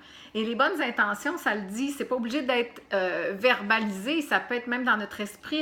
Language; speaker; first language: French; native; French